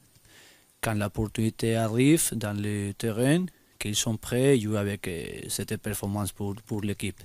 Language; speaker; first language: French; non-native, fluent; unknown